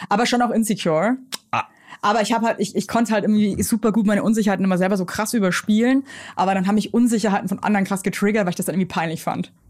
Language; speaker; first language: German; native; German